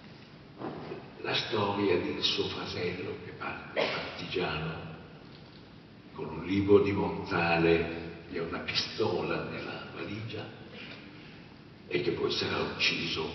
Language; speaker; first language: Italian; native; Italian